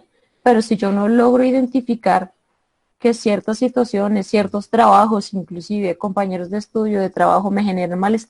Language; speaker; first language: Spanish; native; Spanish